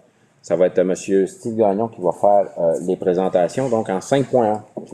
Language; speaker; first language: French; native; French